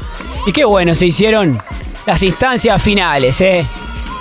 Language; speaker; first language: Spanish; native; Spanish